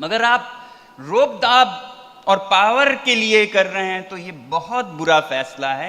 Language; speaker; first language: Hindi; non-native, local second language; Ladakhi